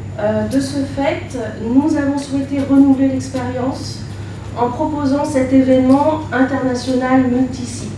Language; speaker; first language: French; native; French